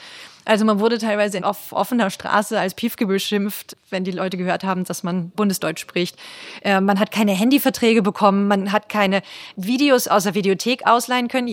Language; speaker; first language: German; native; German